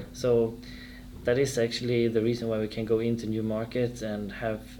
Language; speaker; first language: English; non-native, fluent; Swedish